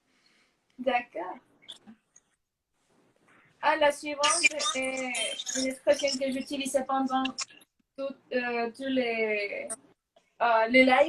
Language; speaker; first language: French; non-native, fluent; Spanish